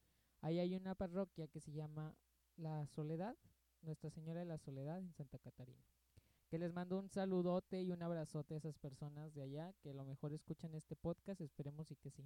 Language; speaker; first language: Spanish; native; Spanish